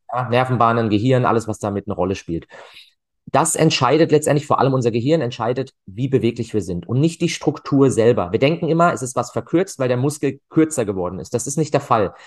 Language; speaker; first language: German; native; German